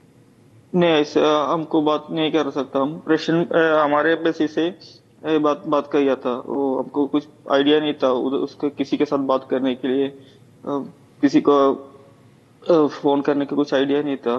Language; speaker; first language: Hindi; non-native, local second language; Malayalam